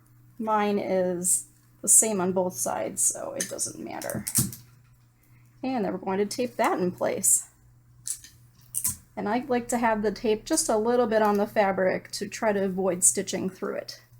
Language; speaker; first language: English; native; English